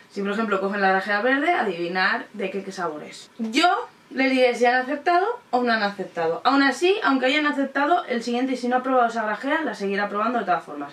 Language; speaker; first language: Spanish; native; Spanish